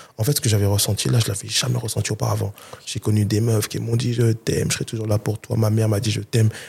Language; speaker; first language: French; early bilingual, other home language; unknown